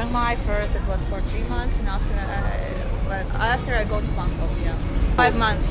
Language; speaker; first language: English; non-native, learner; Russian